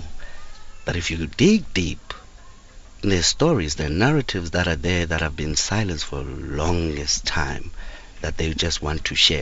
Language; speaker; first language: English; non-native, local second language; Xhosa